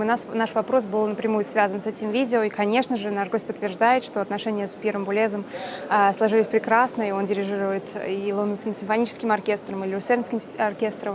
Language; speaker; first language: Russian; native; Russian